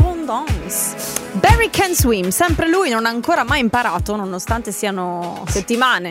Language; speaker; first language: Italian; native; Italian